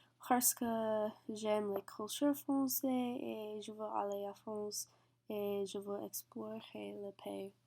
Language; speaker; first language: French; non-native, learner; English